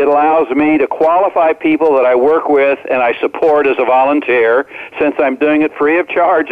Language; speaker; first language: English; native; English